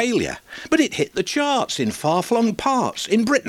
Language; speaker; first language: English; native; English